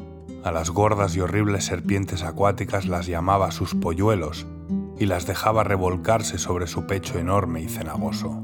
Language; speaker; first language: Spanish; native; Spanish